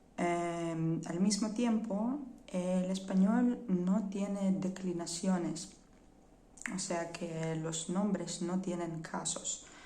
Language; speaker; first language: Spanish; non-native, fluent; Ukrainian